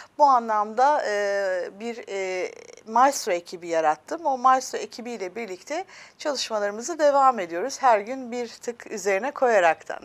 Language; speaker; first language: Turkish; early bilingual, heritage; Turkish